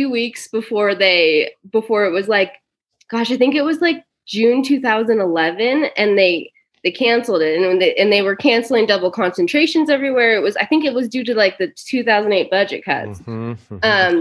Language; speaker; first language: English; native; English